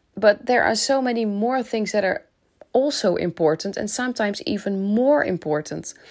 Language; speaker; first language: English; non-native, fluent; Dutch